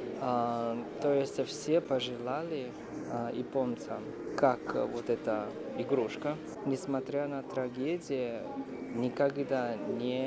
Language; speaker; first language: Russian; non-native, fluent; Chinese